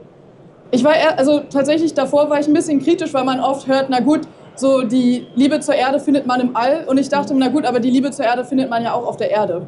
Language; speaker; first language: German; native; German